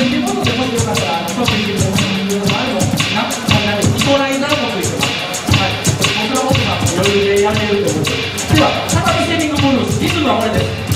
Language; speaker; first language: Japanese; native; Japanese